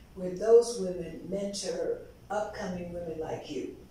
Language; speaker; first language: English; native; English